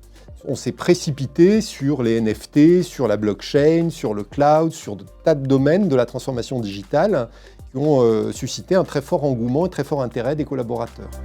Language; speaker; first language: French; native; French